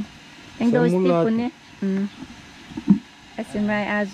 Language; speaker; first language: Portuguese; non-native, learner; Vietnamese